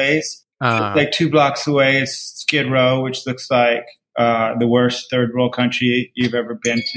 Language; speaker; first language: English; native; English